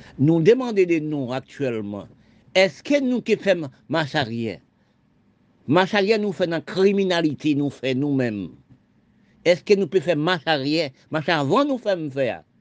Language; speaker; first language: French; non-native, local second language; Haitian Creole